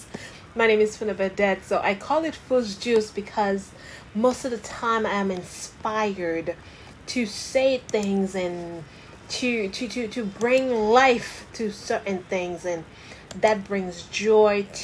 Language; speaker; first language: English; non-native, fluent; Haitian Creole